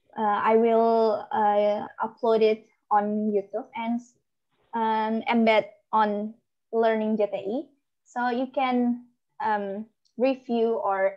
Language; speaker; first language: English; non-native, learner; Indonesian